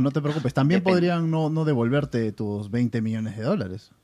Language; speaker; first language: Spanish; native; Spanish